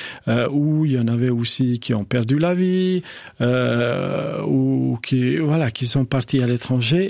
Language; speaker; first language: French; non-native, fluent; Albanian